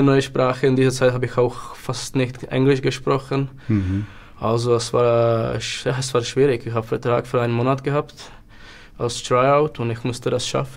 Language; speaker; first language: German; non-native, learner; Czech